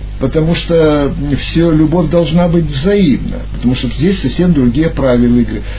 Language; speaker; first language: Russian; native; Russian